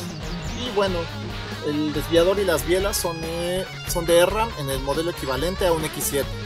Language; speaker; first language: Spanish; native; Spanish